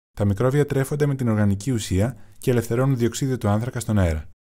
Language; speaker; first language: Greek; non-native, learner; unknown